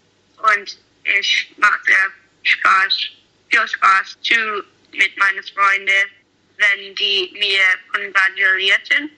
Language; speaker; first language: German; non-native, learner; English